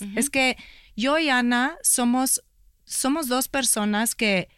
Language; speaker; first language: Spanish; early bilingual, heritage; Spanish